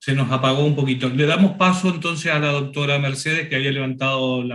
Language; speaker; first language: Spanish; native; Spanish